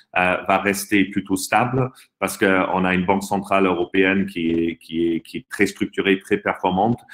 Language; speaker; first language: French; non-native, fluent; English